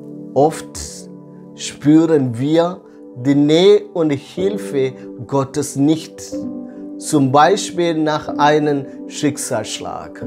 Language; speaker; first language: German; non-native, fluent; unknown